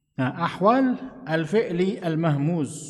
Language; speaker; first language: Arabic; non-native, fluent; Indonesian